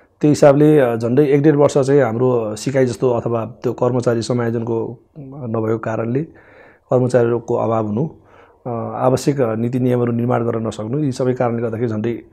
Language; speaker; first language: Nepali; non-native, local second language; Gurung